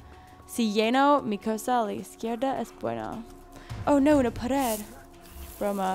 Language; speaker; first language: Spanish; non-native, learner; English